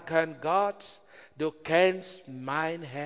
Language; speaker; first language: German; non-native, learner; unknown